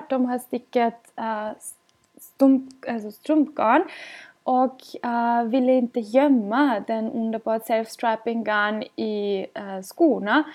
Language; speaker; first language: Swedish; non-native, fluent; German